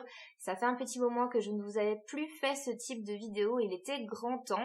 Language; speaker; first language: French; native; French